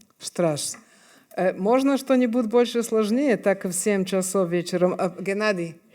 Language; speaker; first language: Russian; non-native, fluent; Serbian